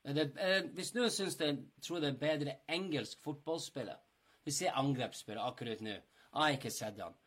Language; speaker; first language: Norwegian; non-native, fluent; English